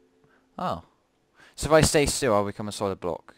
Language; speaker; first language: English; native; English